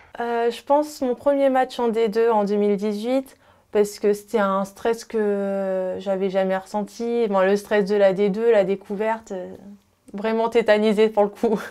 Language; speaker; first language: French; native; French